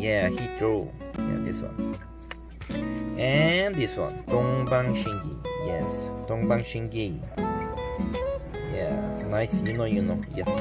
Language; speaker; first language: English; non-native, learner; Korean